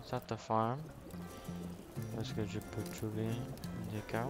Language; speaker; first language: French; non-native, learner; English